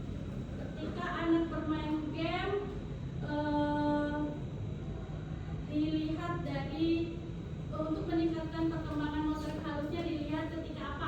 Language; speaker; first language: Indonesian; native; Indonesian